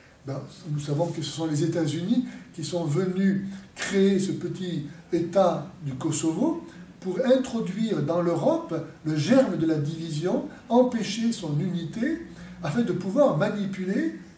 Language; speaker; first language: French; native; French